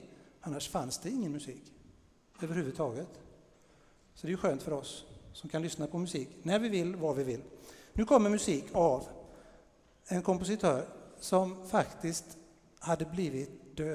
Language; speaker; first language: Swedish; native; Swedish